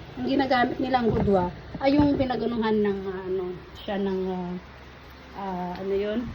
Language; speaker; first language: Filipino; non-native, local second language; Iloko